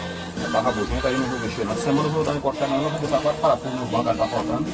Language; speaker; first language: Portuguese; native; Portuguese